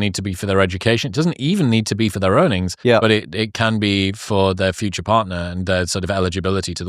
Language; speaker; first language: English; native; English